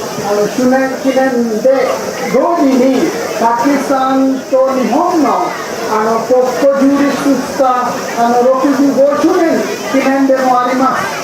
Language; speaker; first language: Japanese; non-native, fluent; Urdu